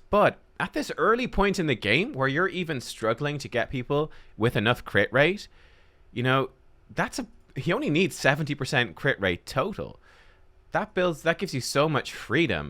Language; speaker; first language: English; native; English